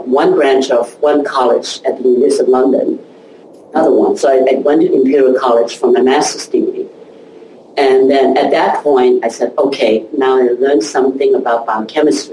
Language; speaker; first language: English; non-native, local second language; Cantonese